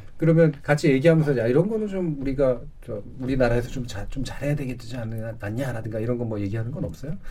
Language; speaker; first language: Korean; native; Korean